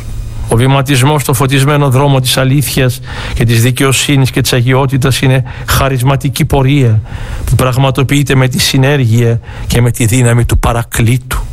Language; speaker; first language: Greek; native; Greek